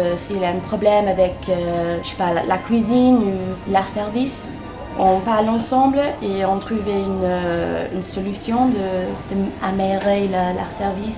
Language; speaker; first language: French; non-native, learner; English